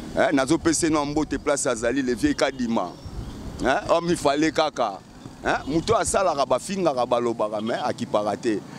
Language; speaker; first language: Lingala; native; Lingala